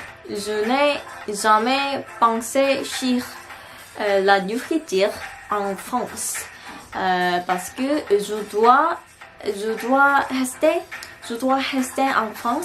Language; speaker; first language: French; non-native, learner; Korean